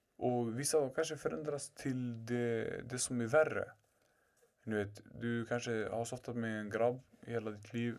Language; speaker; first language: Swedish; early bilingual, other home language; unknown